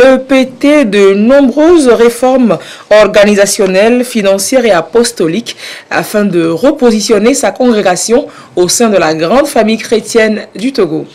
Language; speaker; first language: French; native; French